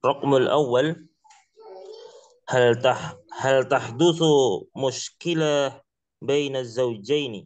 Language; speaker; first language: Arabic; non-native, learner; Indonesian